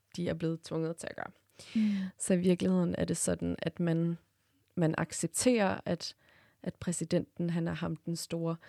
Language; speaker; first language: Danish; early bilingual, other home language; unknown